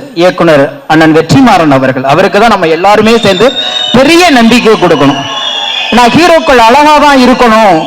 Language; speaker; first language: Tamil; native; Tamil